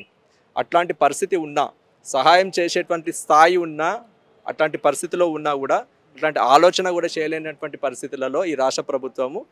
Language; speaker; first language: Telugu; native; Telugu